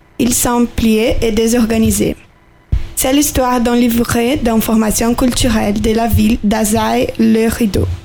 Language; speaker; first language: French; non-native, learner; Portuguese